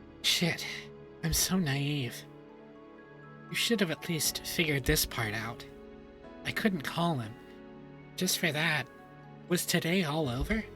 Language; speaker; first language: English; native; English